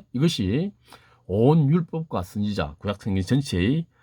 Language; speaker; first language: Korean; native; Korean